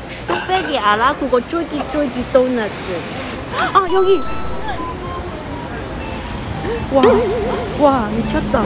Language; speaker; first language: Korean; non-native, learner; Cantonese